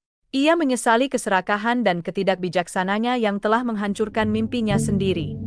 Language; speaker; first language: Indonesian; native; Indonesian